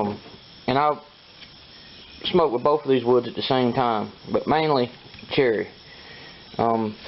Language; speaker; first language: English; native; English